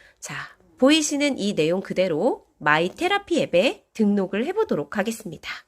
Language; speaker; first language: Korean; native; Korean